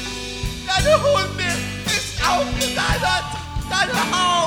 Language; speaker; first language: German; non-native, learner; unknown